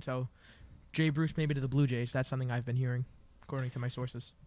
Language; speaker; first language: English; native; English